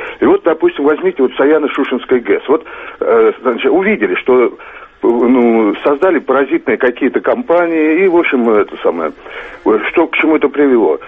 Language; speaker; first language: Russian; native; Russian